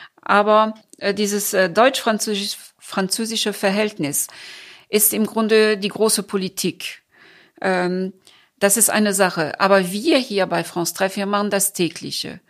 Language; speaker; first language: German; non-native, fluent; French